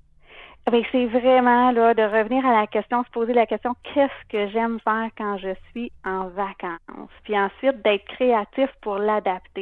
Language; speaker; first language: French; native; French